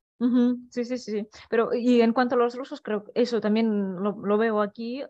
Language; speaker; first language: Spanish; non-native, fluent; Russian